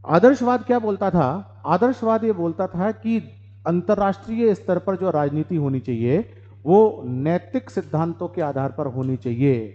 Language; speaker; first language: Hindi; native; Hindi